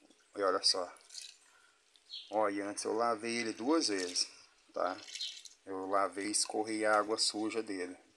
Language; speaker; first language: Portuguese; native; Portuguese